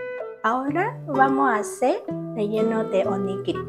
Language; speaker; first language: Spanish; non-native, learner; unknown